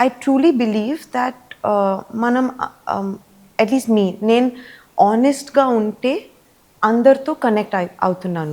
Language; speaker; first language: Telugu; early bilingual, heritage; Telugu